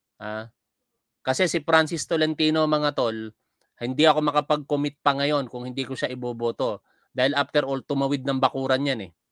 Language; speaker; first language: Filipino; native; Filipino